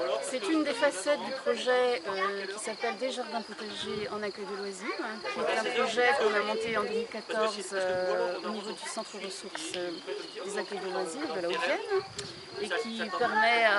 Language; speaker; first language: French; native; French